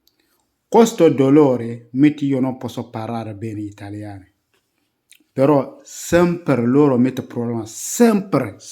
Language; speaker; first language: Italian; non-native, learner; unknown